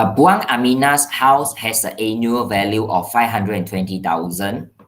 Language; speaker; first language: English; non-native, local second language; Malay